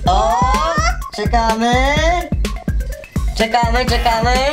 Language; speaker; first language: Polish; native; Polish